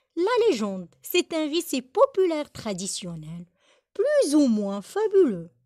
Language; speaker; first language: French; non-native, local second language; Arabic